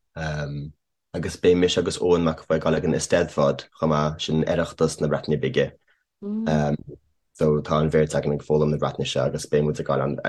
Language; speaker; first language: Irish; non-native, fluent; English